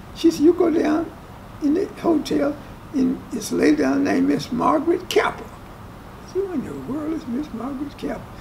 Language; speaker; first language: English; native; English